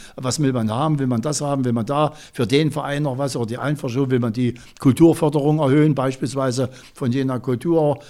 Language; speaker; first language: German; native; German